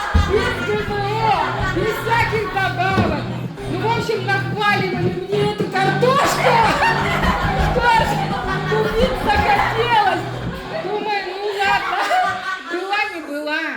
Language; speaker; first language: Russian; native; Russian